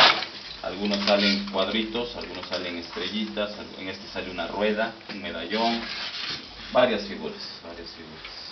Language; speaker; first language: Spanish; native; Spanish